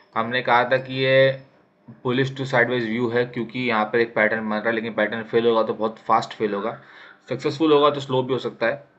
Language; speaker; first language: Hindi; native; Hindi